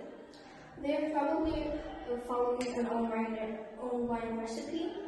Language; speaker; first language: English; non-native, learner; Azerbaijani